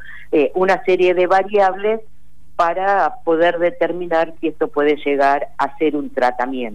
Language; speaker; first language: Spanish; native; Spanish